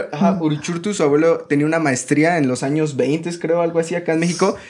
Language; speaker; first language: Spanish; native; Spanish